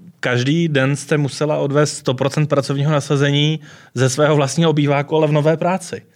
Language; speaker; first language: Czech; native; Czech